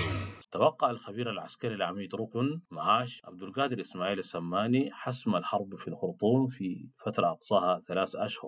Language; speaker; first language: Arabic; native; Arabic